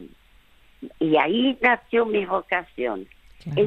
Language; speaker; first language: Spanish; early bilingual, other home language; French